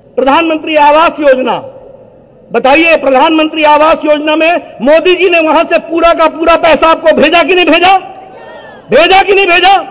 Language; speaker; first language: Hindi; native; Hindi